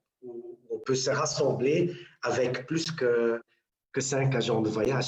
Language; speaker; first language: French; non-native, local second language; Dutch